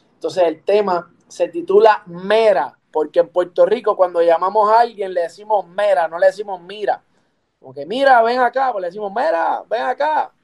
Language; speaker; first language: Spanish; native; Spanish